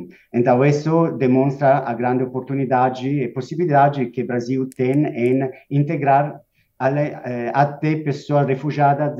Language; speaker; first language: Portuguese; non-native, fluent; Spanish